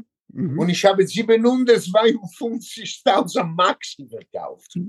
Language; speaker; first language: German; non-native, learner; Italian